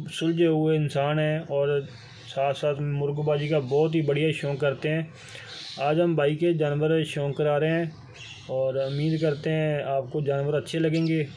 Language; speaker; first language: Hindi; non-native, local second language; Punjabi